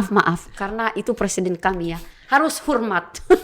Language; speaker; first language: Indonesian; non-native, learner; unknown